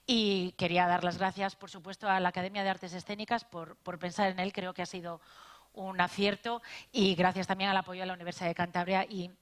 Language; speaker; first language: Spanish; native; Spanish